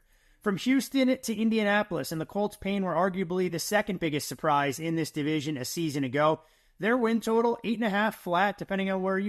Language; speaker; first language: English; native; English